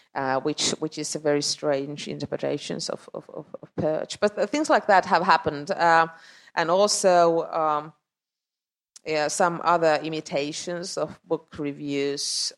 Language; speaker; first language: English; non-native, fluent; Finnish